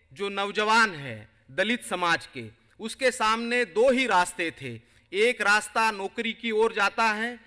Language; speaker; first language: Hindi; non-native, local second language; Marathi